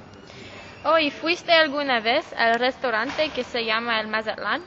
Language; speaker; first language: Spanish; non-native, learner; English